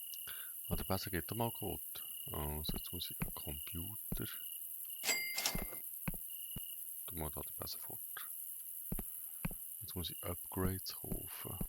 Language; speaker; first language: German; native; German